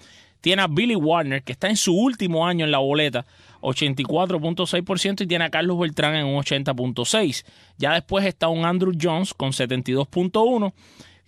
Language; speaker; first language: Spanish; native; Spanish